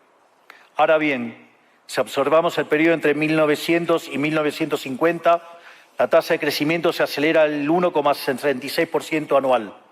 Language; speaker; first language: Spanish; native; Spanish